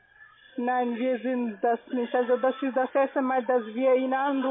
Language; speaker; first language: German; non-native, learner; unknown